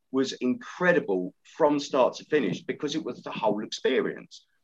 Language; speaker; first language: English; native; English